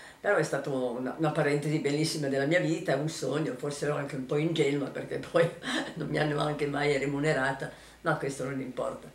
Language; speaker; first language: Italian; early bilingual, heritage; Italian